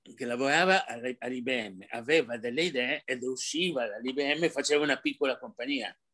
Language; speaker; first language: Italian; early bilingual, heritage; Arabic